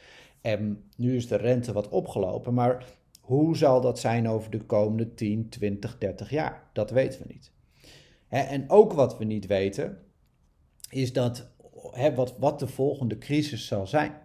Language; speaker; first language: Dutch; native; Dutch